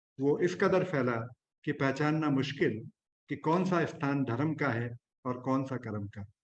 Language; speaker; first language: Hindi; native; Hindi